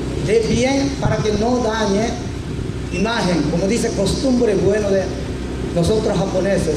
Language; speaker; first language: Spanish; non-native, learner; Japanese